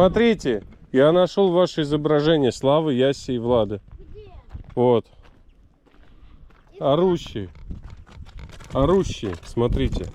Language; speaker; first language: Russian; native; Russian